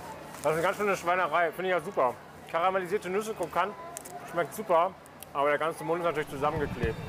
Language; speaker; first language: German; native; German